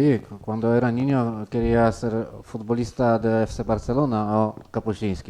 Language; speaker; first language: Spanish; non-native, learner; Polish